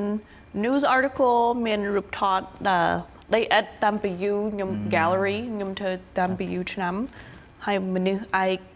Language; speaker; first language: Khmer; early bilingual, heritage; English